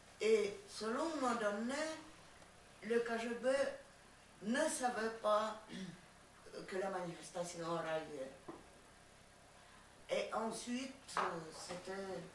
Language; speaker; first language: French; non-native, fluent; Russian